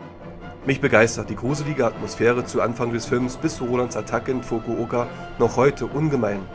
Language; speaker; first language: German; native; German